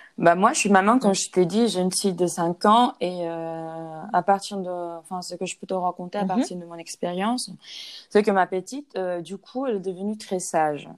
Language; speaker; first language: French; non-native, fluent; Spanish